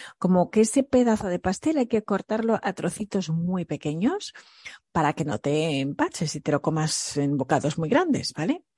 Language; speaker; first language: Spanish; early bilingual, other home language; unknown